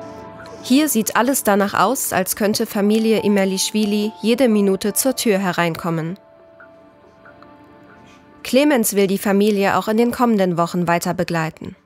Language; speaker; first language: German; native; German